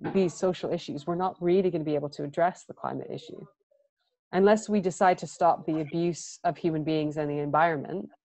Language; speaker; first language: English; native; English